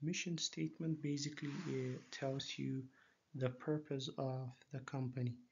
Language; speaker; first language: English; non-native, local second language; Amharic